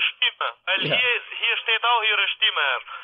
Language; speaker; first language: German; non-native, learner; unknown